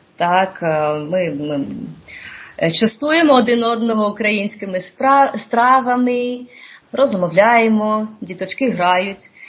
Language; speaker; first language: Ukrainian; native; Ukrainian